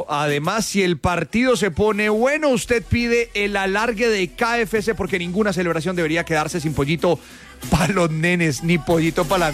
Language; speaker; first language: Spanish; native; Spanish